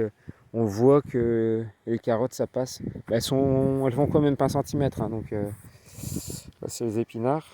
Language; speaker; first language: French; native; French